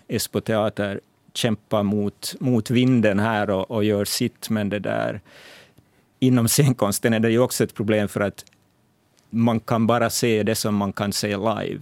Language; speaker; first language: Swedish; native; Swedish